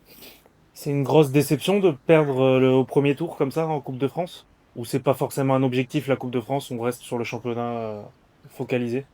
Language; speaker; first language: French; native; French